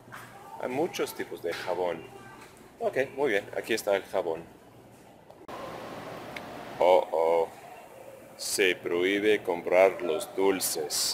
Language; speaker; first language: Spanish; non-native, fluent; English